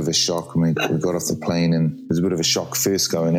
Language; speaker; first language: English; native; English